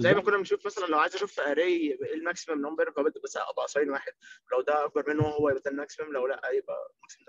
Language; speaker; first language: Arabic; native; Arabic